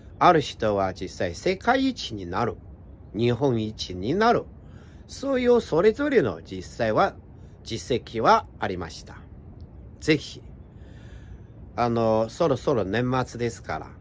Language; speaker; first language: Japanese; non-native, fluent; Chinese